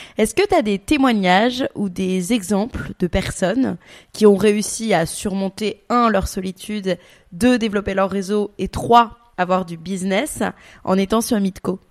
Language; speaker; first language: French; native; French